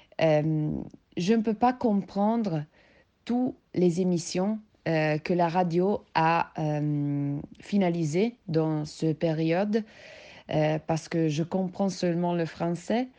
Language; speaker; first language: French; non-native, learner; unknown